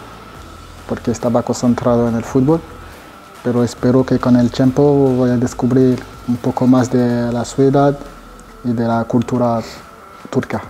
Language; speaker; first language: Spanish; non-native, fluent; French